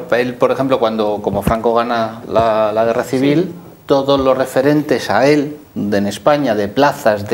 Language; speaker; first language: Spanish; native; Spanish